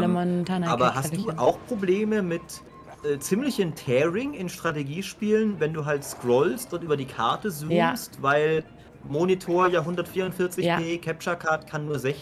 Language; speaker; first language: German; native; German